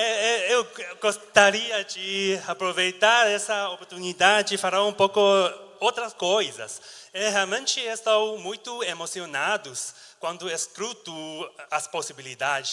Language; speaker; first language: Portuguese; non-native, learner; Chinese